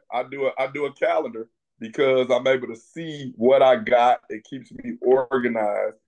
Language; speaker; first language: English; native; English